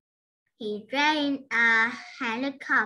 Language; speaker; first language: English; non-native, learner; Vietnamese